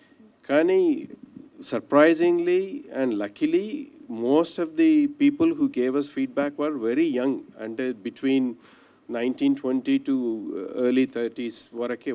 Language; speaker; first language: Telugu; native; Telugu